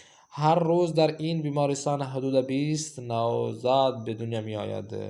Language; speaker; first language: Persian; non-native, fluent; Urdu